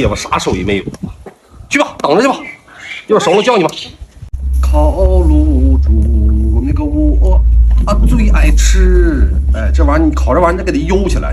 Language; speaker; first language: Chinese; native; Chinese